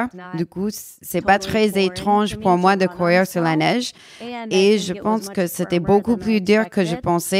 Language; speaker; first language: French; non-native, learner; English